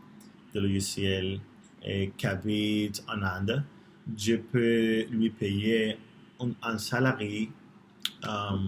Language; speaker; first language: French; non-native, learner; Spanish